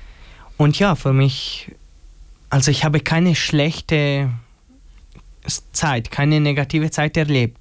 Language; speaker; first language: German; non-native, learner; Albanian